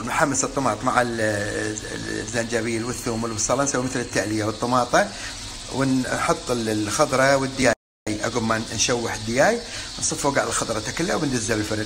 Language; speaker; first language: Arabic; native; Arabic